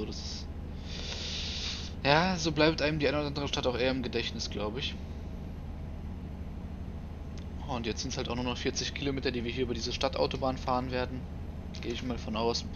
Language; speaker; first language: German; native; German